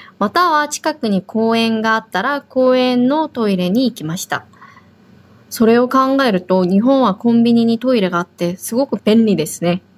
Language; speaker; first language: Japanese; non-native, fluent; Korean